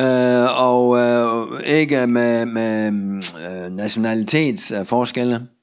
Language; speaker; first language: Danish; non-native, fluent; Russian